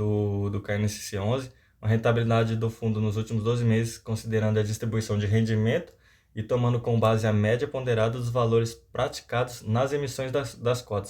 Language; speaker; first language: Portuguese; native; Portuguese